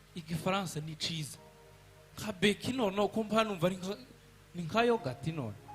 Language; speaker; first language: Kinyarwanda; native; Kinyarwanda